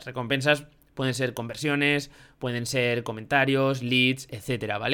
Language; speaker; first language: Spanish; native; Spanish